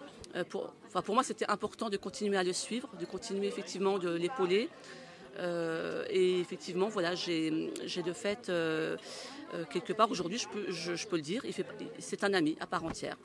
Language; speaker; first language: French; native; French